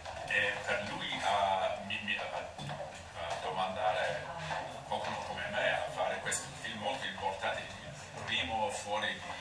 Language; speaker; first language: Italian; non-native, learner; English